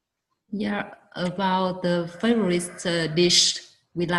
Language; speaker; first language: English; non-native, learner; Vietnamese